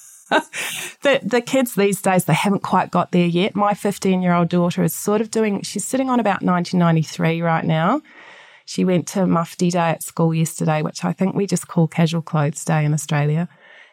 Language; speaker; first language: English; native; English